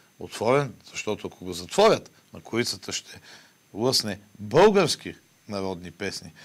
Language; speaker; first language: Bulgarian; native; Bulgarian